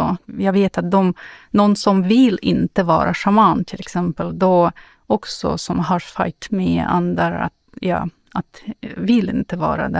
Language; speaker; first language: Swedish; non-native, fluent; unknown